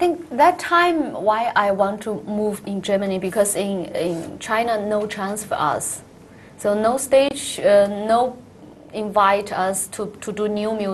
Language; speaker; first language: English; non-native, learner; Chinese